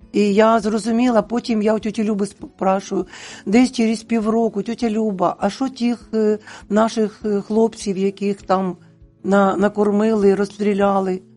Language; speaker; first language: Ukrainian; non-native, local second language; Russian